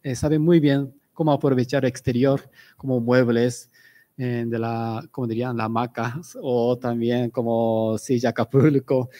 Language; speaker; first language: Spanish; non-native, fluent; Japanese